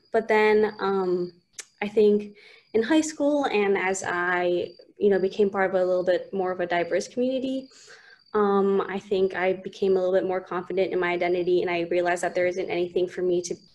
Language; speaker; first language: English; native; English